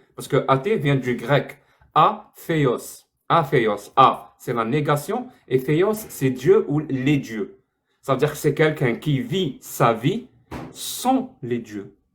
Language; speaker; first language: French; native; French